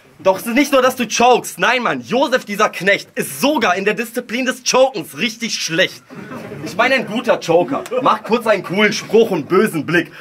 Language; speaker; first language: German; early bilingual, other home language; Russian